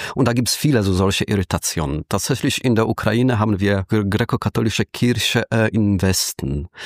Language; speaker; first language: German; non-native, fluent; Polish